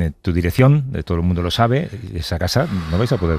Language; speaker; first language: Spanish; native; Spanish